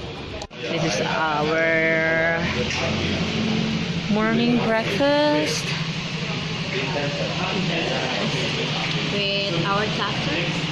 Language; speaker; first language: English; non-native, local second language; Indonesian